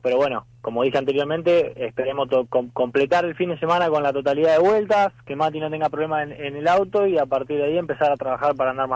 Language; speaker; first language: Spanish; native; Spanish